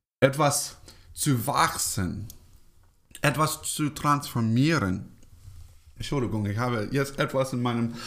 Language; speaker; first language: German; non-native, fluent; English